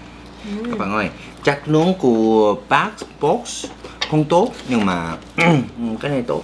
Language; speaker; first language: Vietnamese; non-native, learner; Korean